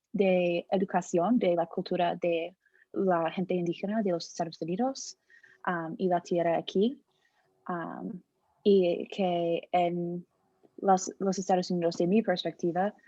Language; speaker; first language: Spanish; non-native, fluent; English